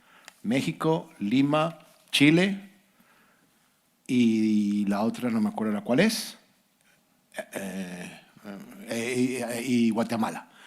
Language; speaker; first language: Spanish; native; Spanish